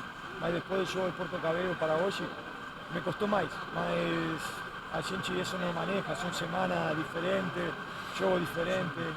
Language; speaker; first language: Portuguese; non-native, fluent; Spanish